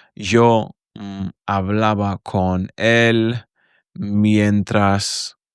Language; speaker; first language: Spanish; non-native, fluent; English